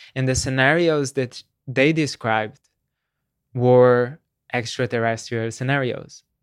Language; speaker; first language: English; non-native, fluent; Slovenian